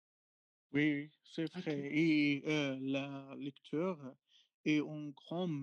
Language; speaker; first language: French; non-native, learner; Arabic